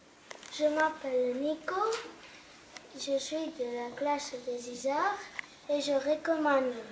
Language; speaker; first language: French; non-native, learner; Catalan